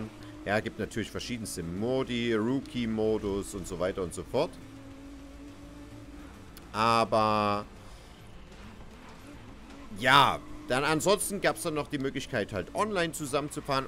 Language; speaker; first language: German; native; German